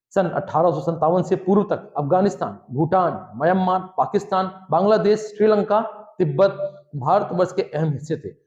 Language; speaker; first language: Hindi; native; Hindi